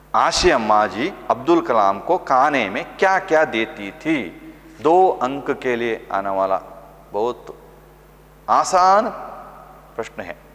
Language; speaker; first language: Hindi; non-native, local second language; Kannada